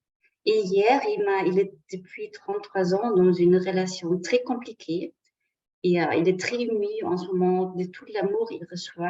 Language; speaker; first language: French; non-native, fluent; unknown